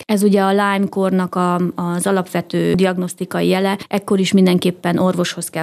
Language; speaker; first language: Hungarian; native; Hungarian